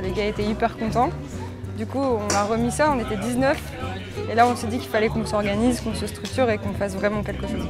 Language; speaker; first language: French; native; French